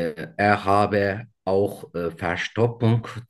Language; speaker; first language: German; non-native, learner; Turkish